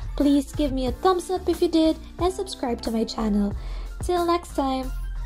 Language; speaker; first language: English; non-native, local second language; Filipino